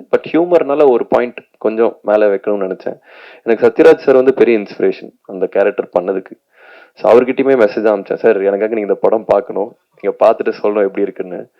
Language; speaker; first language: Tamil; native; Tamil